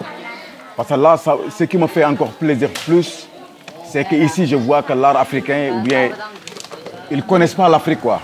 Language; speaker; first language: French; non-native, local second language; Wolof